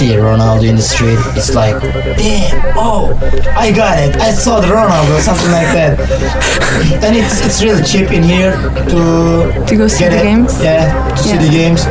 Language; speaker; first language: English; non-native, learner; Turkish